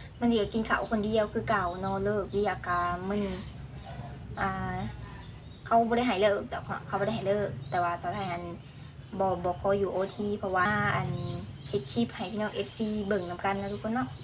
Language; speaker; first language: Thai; non-native, local second language; Lao